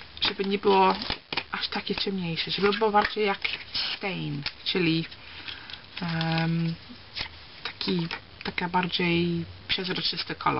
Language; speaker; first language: Polish; early bilingual, heritage; Polish